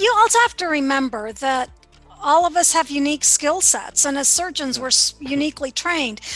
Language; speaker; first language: English; native; English